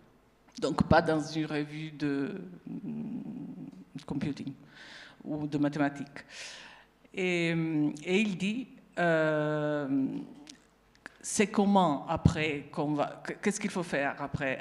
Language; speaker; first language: French; non-native, fluent; Italian